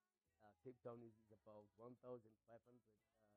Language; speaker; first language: English; non-native, local second language; Xhosa